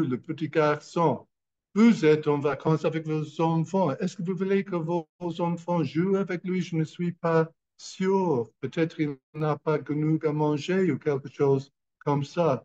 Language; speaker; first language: French; non-native, fluent; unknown